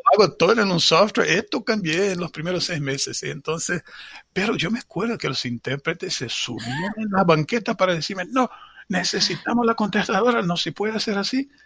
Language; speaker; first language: Spanish; non-native, fluent; Portuguese